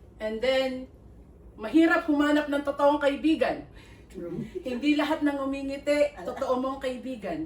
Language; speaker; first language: Filipino; native; Filipino